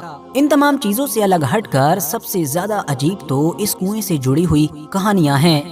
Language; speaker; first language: Hindi; native; Hindi